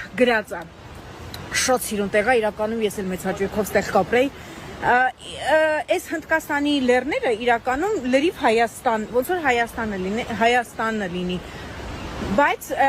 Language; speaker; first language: Armenian; native; Armenian